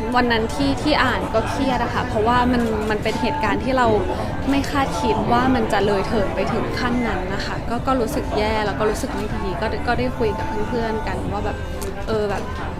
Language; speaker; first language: Thai; native; Thai